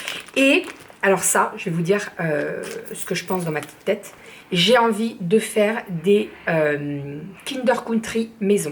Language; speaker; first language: French; native; French